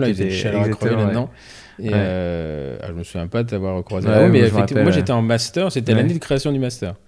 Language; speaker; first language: French; native; French